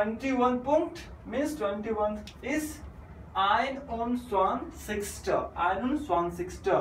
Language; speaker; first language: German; non-native, fluent; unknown